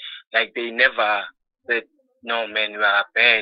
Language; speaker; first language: English; non-native, local second language; Swati